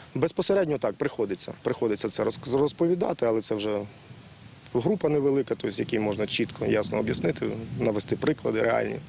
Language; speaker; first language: Ukrainian; native; Ukrainian